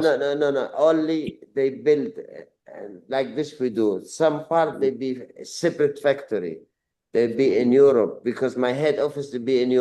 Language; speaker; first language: English; non-native, learner; Arabic